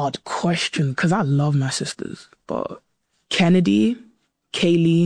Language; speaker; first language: English; native; English